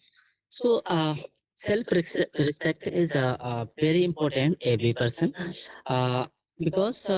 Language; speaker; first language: English; non-native, learner; Hindi